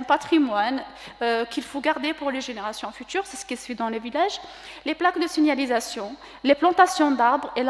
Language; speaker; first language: French; non-native, local second language; Kabyle